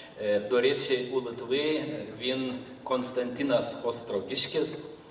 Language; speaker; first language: Ukrainian; non-native, learner; Lithuanian